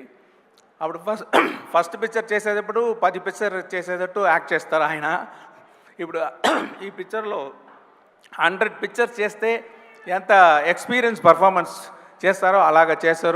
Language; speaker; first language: Telugu; non-native, local second language; Tamil